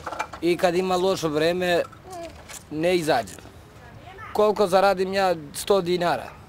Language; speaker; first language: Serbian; non-native, local second language; Romany